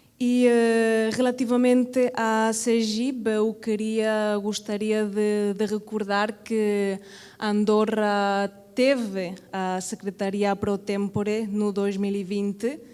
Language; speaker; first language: Portuguese; non-native, fluent; Catalan